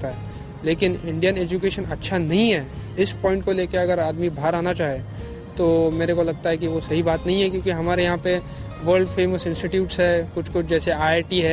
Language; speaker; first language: Hindi; native; Hindi